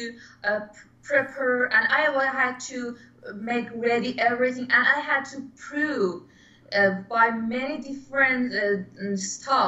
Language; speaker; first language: English; non-native, learner; Persian